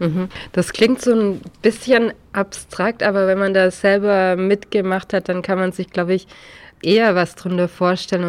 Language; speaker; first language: German; native; German